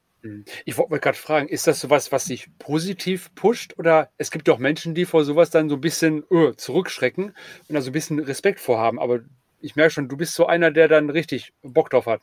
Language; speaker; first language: German; native; German